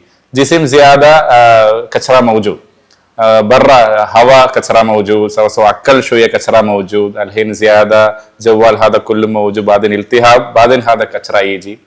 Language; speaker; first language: Arabic; non-native, learner; Malayalam